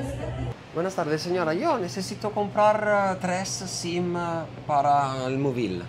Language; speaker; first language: Spanish; non-native, learner; Italian